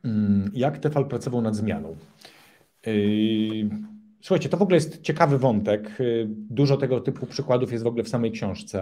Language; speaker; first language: Polish; native; Polish